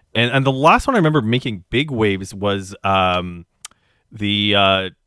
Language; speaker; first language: English; native; English